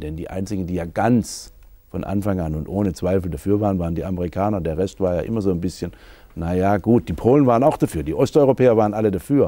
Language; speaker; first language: German; native; German